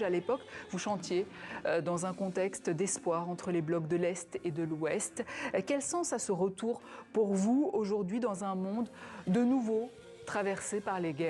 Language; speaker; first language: French; native; French